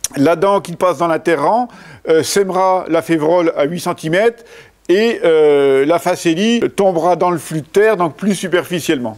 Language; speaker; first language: French; native; French